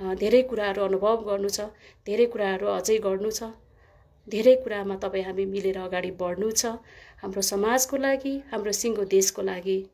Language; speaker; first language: Nepali; non-native, local second language; Limburgish